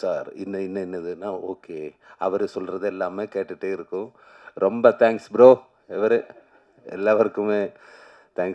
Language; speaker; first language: Tamil; non-native, learner; Malayalam